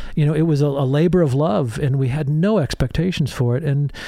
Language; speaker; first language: English; native; English